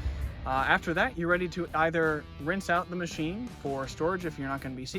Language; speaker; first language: English; native; English